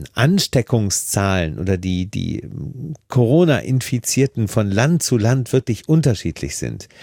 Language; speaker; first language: German; native; German